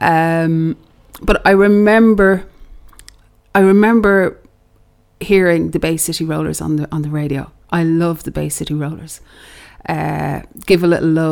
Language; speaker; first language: English; native; English